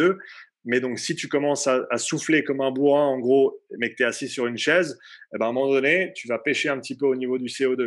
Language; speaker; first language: French; native; French